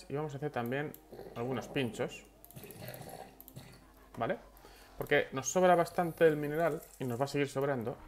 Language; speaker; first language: Spanish; native; Spanish